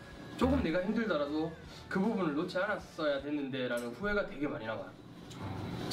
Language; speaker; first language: Korean; native; Korean